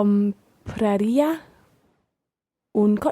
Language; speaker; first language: Spanish; non-native, learner; English